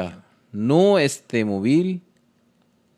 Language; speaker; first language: Spanish; non-native, learner; Hindi